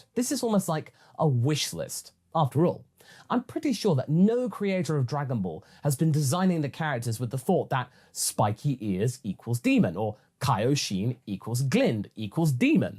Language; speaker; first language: English; native; English